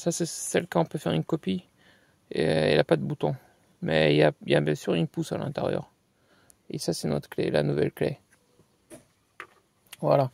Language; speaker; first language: French; native; French